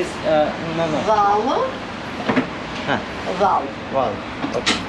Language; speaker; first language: Turkish; non-native, learner; Albanian